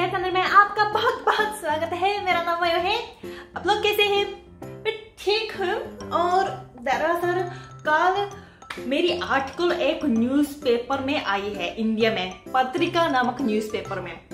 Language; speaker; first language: Hindi; non-native, fluent; Japanese